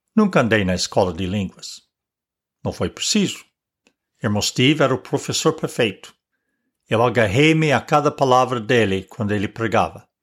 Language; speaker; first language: Portuguese; non-native, fluent; English